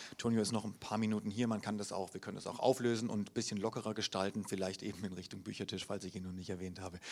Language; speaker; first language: German; native; German